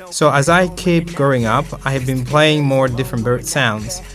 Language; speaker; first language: English; non-native, local second language; Nyanja